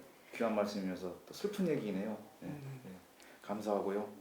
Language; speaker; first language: Korean; native; Korean